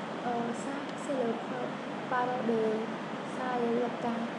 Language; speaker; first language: French; non-native, learner; Khmer